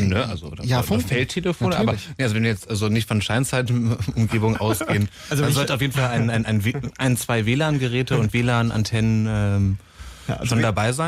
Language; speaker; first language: German; native; German